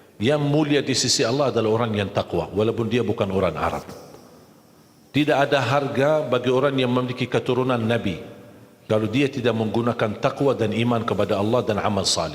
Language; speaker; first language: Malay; non-native, fluent; Arabic